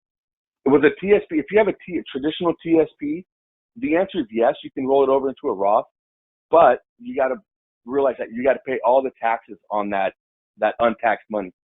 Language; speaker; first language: English; native; English